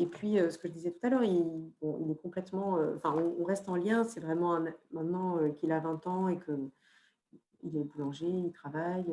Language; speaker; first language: French; native; French